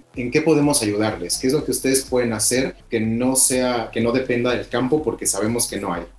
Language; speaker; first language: Spanish; native; Spanish